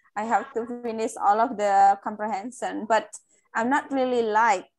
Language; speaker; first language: English; non-native, fluent; Indonesian